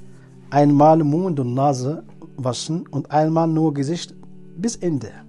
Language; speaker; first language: German; non-native, learner; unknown